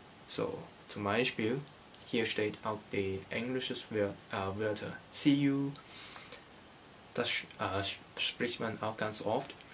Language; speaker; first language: German; non-native, learner; Cantonese